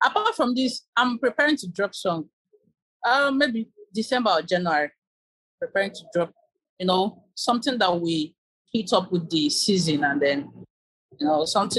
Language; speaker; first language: English; non-native, local second language; Igbo